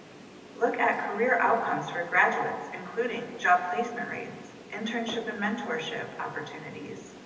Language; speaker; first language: English; native; English